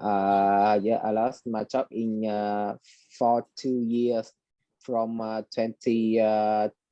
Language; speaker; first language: English; non-native, learner; Vietnamese